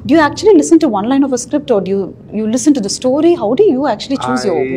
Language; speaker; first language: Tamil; native; Tamil